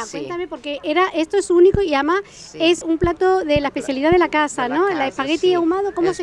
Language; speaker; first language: Spanish; native; Spanish